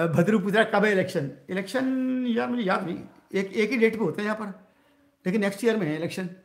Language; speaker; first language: Hindi; native; Hindi